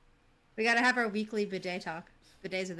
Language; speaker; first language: English; native; English